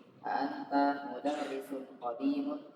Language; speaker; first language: Arabic; non-native, learner; Indonesian